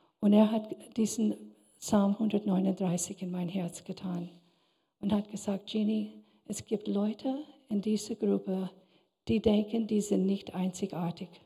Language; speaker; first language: German; non-native, fluent; English